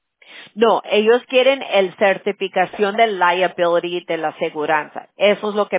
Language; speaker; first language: Spanish; early bilingual, heritage; Spanish